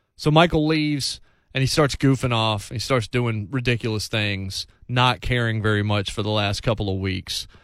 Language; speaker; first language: English; native; English